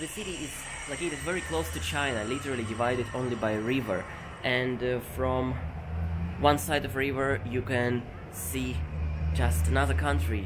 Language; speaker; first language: English; non-native, fluent; Russian